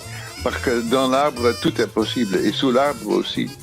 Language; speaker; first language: French; non-native, fluent; Dutch